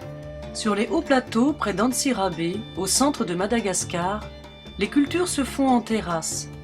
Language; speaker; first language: French; native; French